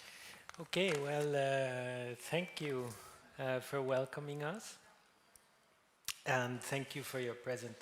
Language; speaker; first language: English; non-native, fluent; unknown